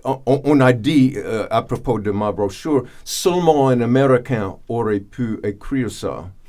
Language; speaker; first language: French; non-native, fluent; English